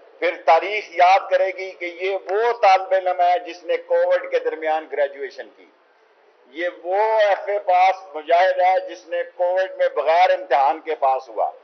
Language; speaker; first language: Urdu; non-native, local second language; Punjabi